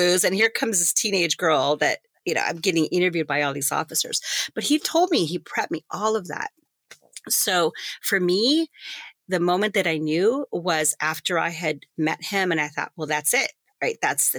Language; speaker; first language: English; native; English